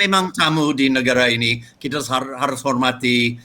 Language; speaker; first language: Indonesian; non-native, fluent; English